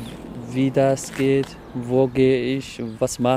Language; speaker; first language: German; non-native, learner; Somali